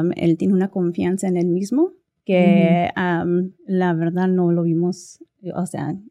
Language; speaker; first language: Spanish; early bilingual, heritage; Spanish